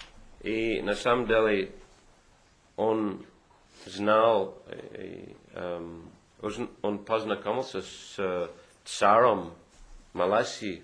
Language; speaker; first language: Russian; non-native, fluent; English